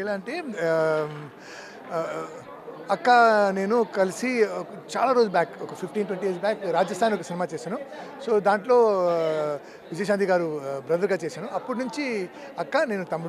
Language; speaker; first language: Telugu; non-native, fluent; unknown